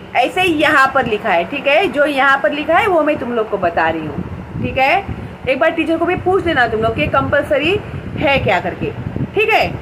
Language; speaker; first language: Hindi; non-native, local second language; Marathi